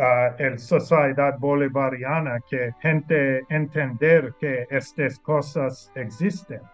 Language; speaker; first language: Spanish; non-native, learner; English